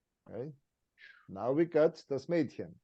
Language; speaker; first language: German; non-native, fluent; English